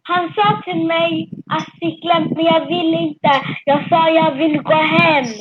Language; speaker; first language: Swedish; early bilingual, other home language; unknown